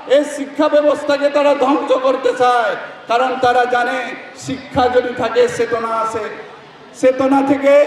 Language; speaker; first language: Bangla; non-native, learner; Assamese